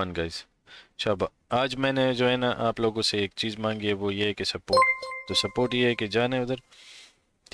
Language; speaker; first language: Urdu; non-native, local second language; Pashto